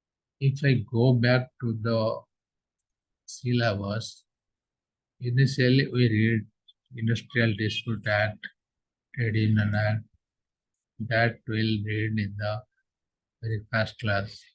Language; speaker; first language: English; non-native, local second language; Odia